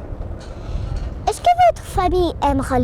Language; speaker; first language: French; non-native, learner; Russian